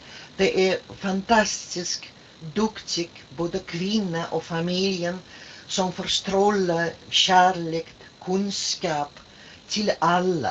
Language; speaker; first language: Swedish; non-native, fluent; Russian